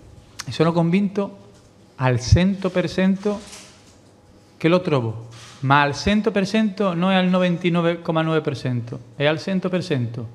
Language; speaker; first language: Italian; non-native, fluent; Spanish